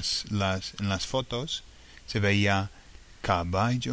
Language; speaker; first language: Spanish; non-native, fluent; English